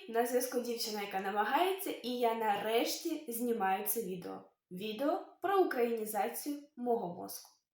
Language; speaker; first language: Ukrainian; native; Ukrainian